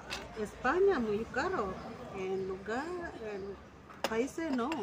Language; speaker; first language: Spanish; non-native, learner; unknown